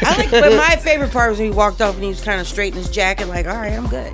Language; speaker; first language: English; native; English